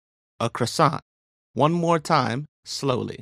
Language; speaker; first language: English; native; English